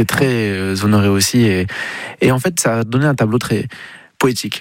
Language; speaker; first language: French; native; French